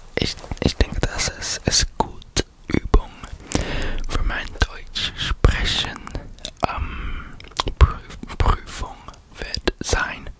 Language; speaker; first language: German; non-native, learner; English